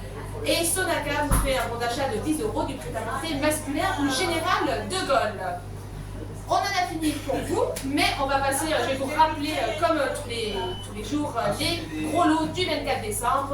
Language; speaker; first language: French; native; French